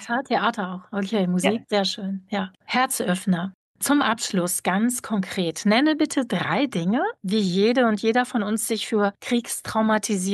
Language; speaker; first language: German; native; German